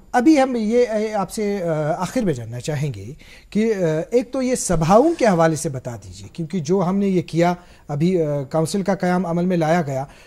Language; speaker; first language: Hindi; non-native, local second language; Kashmiri